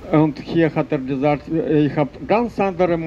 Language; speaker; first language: German; non-native, fluent; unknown